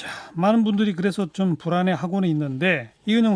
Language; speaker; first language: Korean; native; Korean